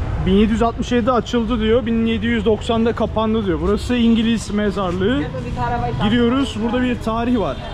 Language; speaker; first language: Turkish; native; Turkish